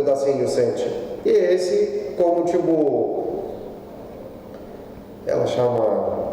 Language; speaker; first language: Portuguese; non-native, learner; Arabic